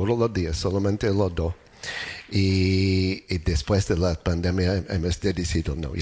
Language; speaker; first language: Spanish; non-native, learner; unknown